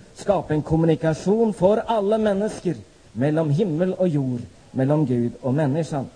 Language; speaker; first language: Swedish; non-native, fluent; Norwegian